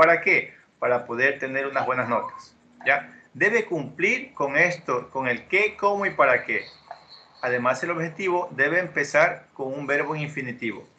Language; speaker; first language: Spanish; native; Spanish